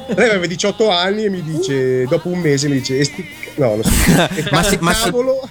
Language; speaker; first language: Italian; native; Italian